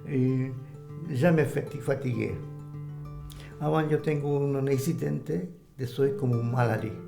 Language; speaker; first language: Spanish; non-native, learner; Hungarian